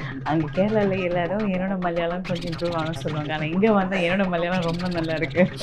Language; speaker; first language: Tamil; non-native, local second language; Malayalam